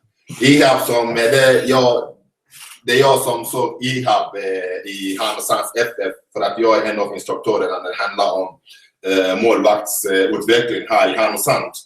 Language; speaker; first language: Swedish; non-native, fluent; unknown